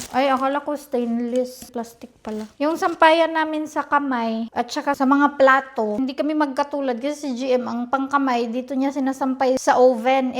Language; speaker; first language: Filipino; non-native, local second language; Cebuano